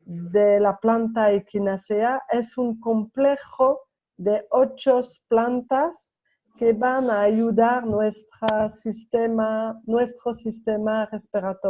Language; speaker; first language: Spanish; non-native, learner; French